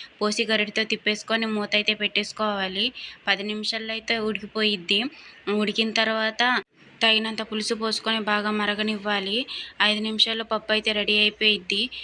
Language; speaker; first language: Telugu; non-native, local second language; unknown